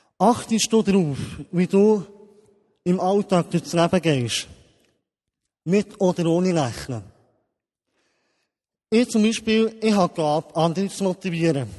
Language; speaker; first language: German; native; German